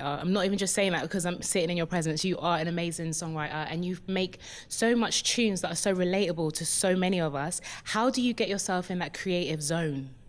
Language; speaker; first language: English; native; English